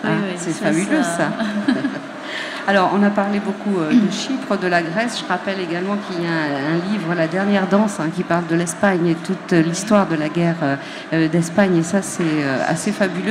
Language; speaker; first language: French; native; French